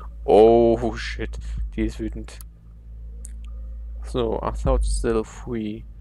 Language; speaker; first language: German; native; German